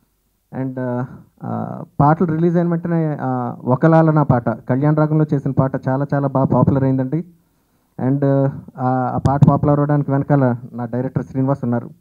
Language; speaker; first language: Telugu; native; Telugu